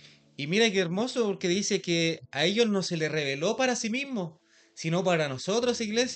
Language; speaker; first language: Spanish; native; Spanish